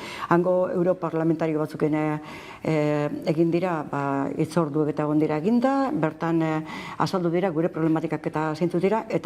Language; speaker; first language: Basque; native; Basque